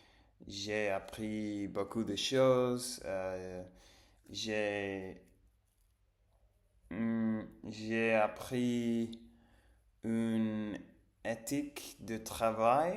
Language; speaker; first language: French; non-native, learner; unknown